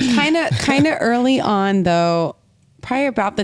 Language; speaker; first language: English; native; English